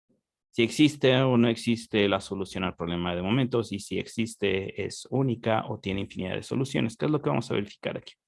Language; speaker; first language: Spanish; native; Spanish